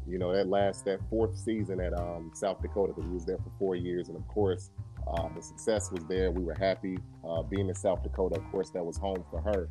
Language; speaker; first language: English; native; English